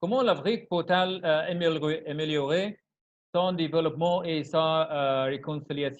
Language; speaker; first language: French; non-native, learner; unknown